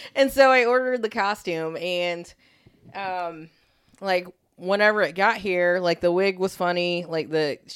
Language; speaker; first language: English; native; English